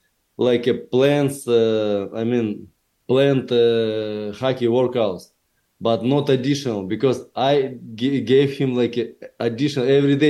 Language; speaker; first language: English; non-native, learner; Russian